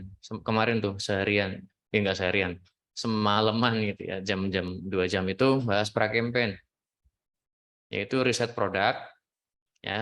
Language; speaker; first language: Indonesian; native; Indonesian